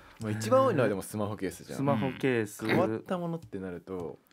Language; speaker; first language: Japanese; native; Japanese